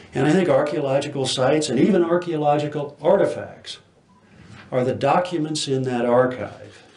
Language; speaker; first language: English; native; English